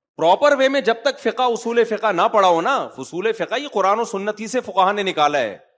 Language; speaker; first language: Urdu; native; Urdu